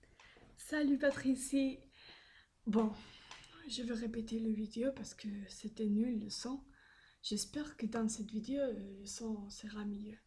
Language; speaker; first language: French; non-native, learner; Spanish